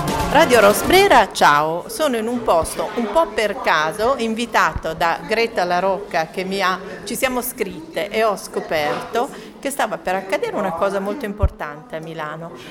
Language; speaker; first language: Italian; native; Italian